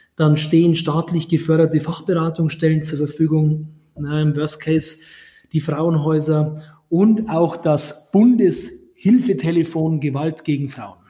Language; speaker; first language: German; native; German